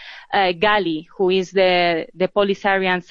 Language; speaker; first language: English; non-native, fluent; Spanish